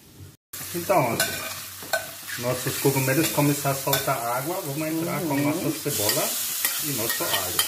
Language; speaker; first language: Portuguese; non-native, fluent; German